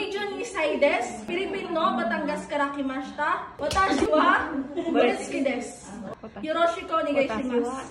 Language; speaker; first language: Japanese; non-native, learner; Filipino